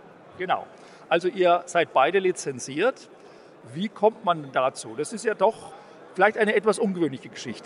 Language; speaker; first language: German; native; German